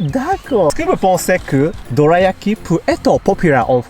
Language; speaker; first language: French; non-native, learner; Japanese